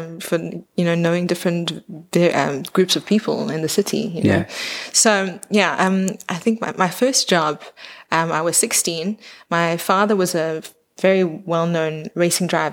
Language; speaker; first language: English; native; English